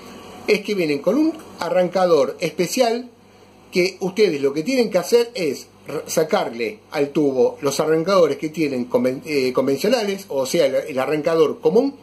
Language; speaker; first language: Spanish; native; Spanish